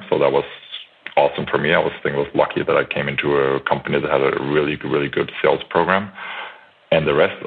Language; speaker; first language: English; non-native, fluent; German